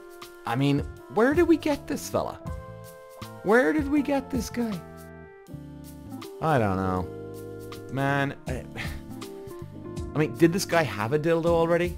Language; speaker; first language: English; native; English